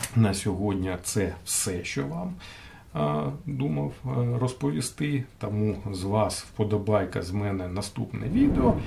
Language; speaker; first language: Ukrainian; non-native, local second language; Russian